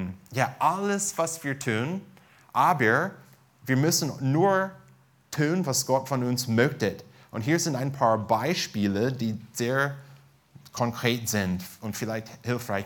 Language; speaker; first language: German; non-native, fluent; English